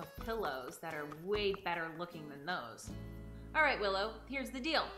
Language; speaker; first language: English; native; English